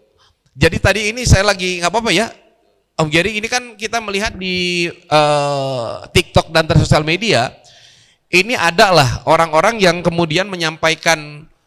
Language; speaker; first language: Indonesian; native; Indonesian